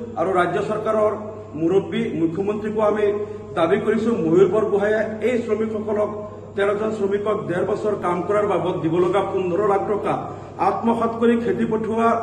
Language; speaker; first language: Assamese; non-native, local second language; Bangla